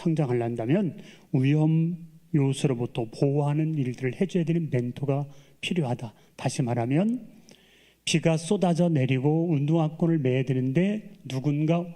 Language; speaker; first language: Korean; native; Korean